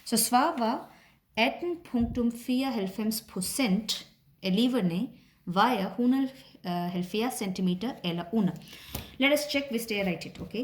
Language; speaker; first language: Danish; non-native, fluent; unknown